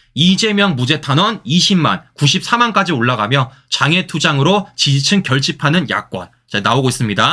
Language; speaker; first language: Korean; native; Korean